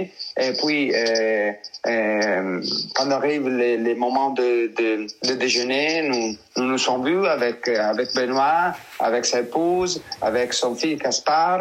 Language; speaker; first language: French; non-native, learner; Italian